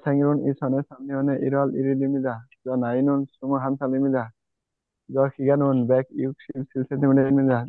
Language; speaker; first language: Korean; non-native, learner; Bangla